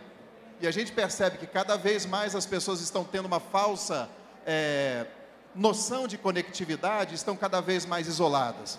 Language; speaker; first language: Portuguese; native; Portuguese